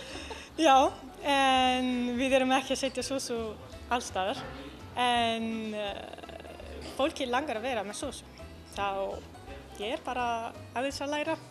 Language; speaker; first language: Icelandic; non-native, learner; Italian